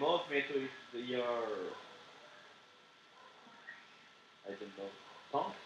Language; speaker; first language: English; non-native, learner; Portuguese